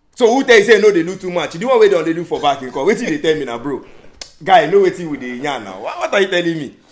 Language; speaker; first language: Nigerian Pidgin; non-native, local second language; Yoruba